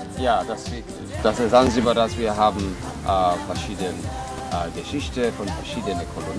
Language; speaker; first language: German; non-native, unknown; Swahili